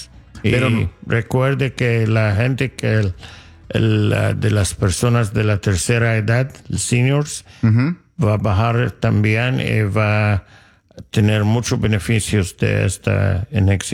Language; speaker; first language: Spanish; non-native, fluent; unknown